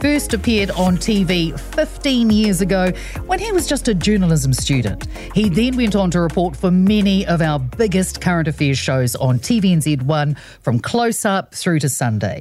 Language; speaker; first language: English; non-native, local second language; Samoan